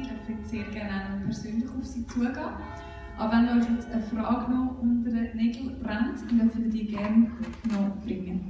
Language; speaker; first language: German; native; German